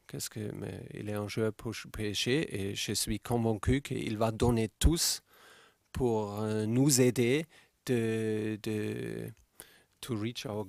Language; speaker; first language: French; non-native, fluent; German